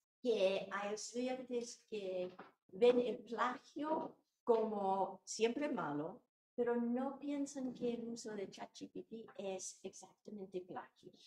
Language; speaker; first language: Spanish; non-native, fluent; English